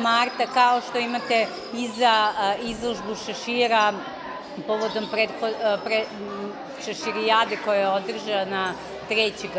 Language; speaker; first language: Serbian; native; Serbian